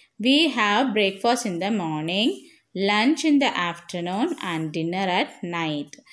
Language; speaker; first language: English; non-native, local second language; Tamil